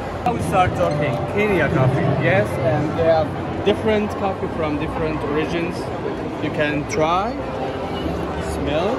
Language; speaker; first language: English; non-native, learner; Arabic